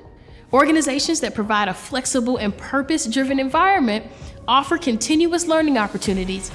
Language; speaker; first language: English; native; English